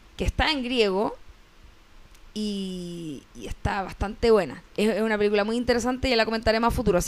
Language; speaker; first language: Spanish; native; Spanish